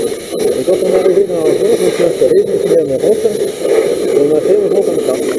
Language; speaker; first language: French; native; French